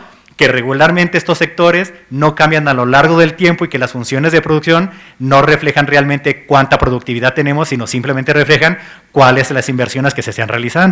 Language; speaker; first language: Spanish; native; Spanish